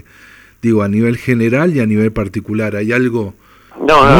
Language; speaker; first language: Spanish; native; Spanish